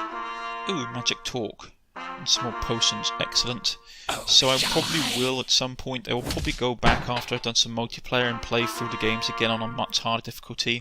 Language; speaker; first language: English; native; English